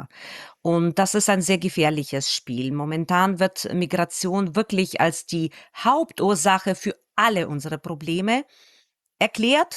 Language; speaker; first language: German; non-native, fluent; Russian